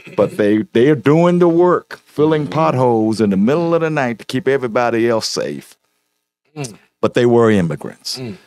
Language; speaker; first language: English; native; English